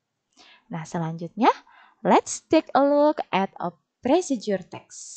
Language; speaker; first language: English; non-native, fluent; Indonesian